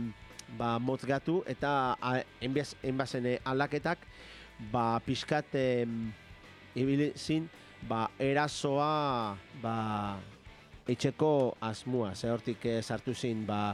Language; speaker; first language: Basque; native; Basque